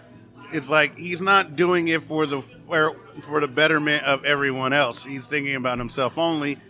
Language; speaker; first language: English; native; English